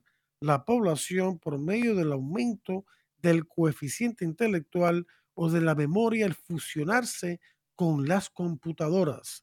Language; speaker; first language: Spanish; native; Spanish